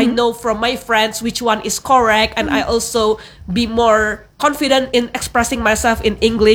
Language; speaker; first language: English; non-native, learner; Indonesian